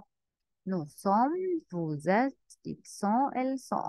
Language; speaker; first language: French; non-native, fluent; Arabic